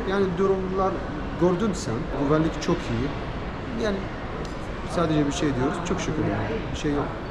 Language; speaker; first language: Turkish; non-native, learner; Arabic